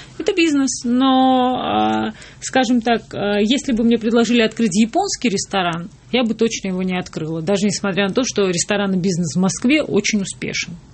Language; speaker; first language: Russian; non-native, local second language; Georgian